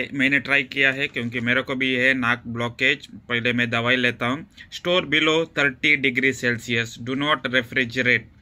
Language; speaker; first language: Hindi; non-native, local second language; Kannada